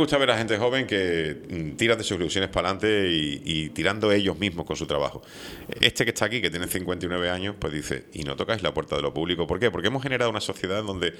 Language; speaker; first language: Spanish; native; Spanish